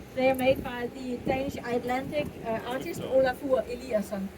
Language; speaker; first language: English; non-native, fluent; Danish